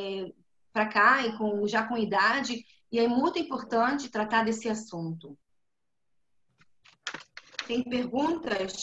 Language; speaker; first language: Portuguese; non-native, fluent; Hebrew